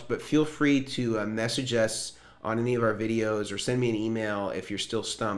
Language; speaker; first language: English; native; English